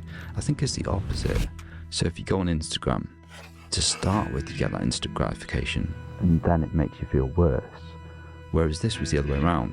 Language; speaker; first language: English; native; English